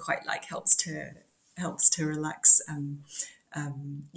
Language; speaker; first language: English; non-native, local second language; Cantonese